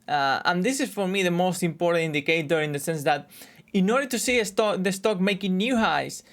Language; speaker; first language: English; non-native, fluent; Spanish